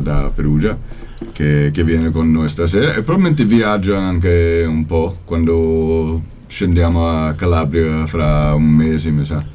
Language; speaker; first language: Italian; non-native, fluent; English